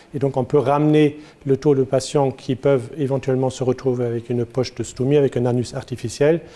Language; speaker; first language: French; non-native, fluent; German